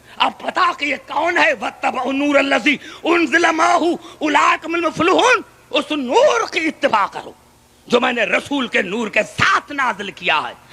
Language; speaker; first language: Urdu; non-native, local second language; Punjabi